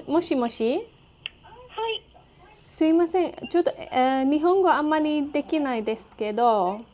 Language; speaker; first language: Japanese; non-native, learner; English